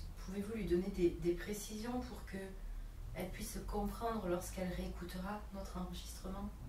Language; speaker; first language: French; native; French